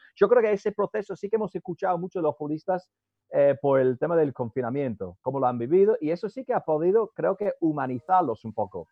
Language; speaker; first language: Spanish; non-native, fluent; English